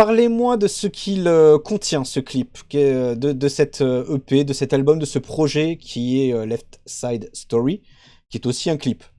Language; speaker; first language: French; native; French